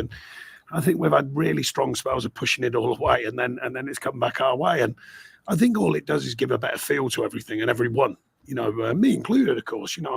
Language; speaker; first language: English; native; English